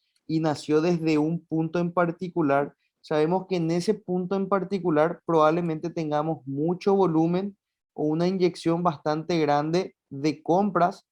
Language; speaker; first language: Spanish; native; Spanish